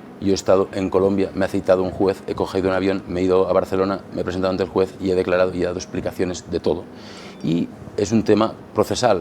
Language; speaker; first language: Spanish; non-native, local second language; Catalan